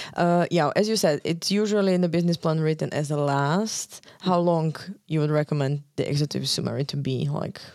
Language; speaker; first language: English; non-native, fluent; Slovak